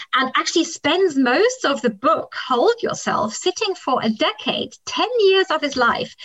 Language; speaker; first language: English; non-native, local second language; German